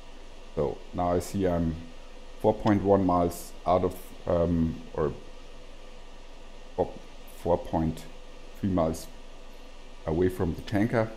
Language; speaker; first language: English; non-native, fluent; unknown